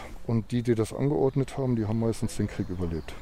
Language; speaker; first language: German; native; German